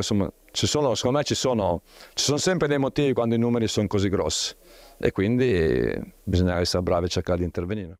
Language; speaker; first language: Italian; native; Italian